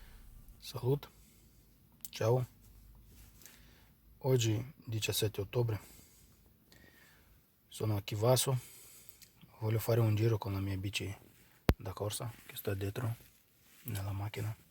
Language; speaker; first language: Italian; non-native, fluent; Romanian